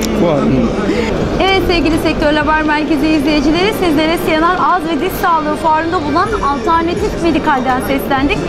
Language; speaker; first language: Turkish; native; Turkish